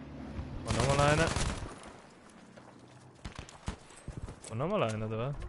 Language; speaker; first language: German; native; German